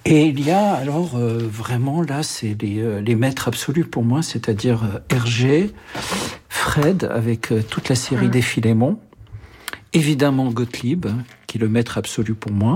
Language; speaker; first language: French; early bilingual, other home language; Arabic